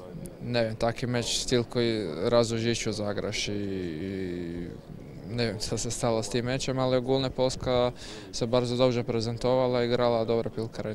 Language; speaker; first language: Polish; non-native, learner; Croatian